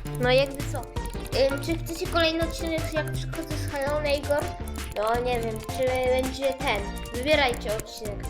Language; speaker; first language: Polish; early bilingual, other home language; Ukrainian